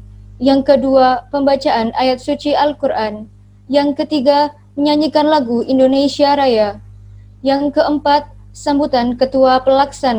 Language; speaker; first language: Malay; native; Malay